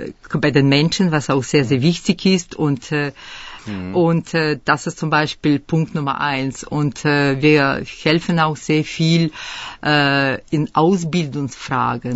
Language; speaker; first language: German; early bilingual, other home language; Russian